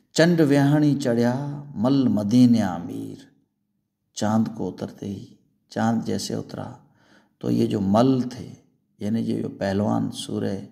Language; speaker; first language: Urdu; non-native, local second language; Sindhi